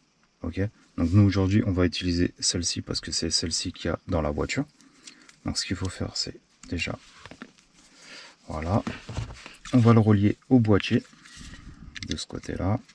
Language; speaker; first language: French; native; French